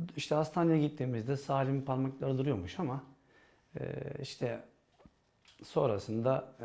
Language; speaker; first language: Turkish; native; Turkish